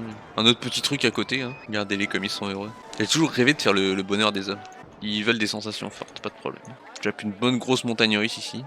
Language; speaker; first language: French; native; French